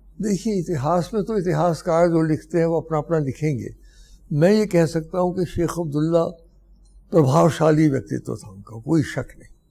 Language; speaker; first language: Hindi; non-native, local second language; Dogri